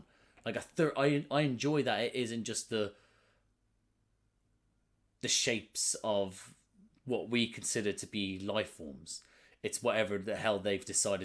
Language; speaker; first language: English; native; English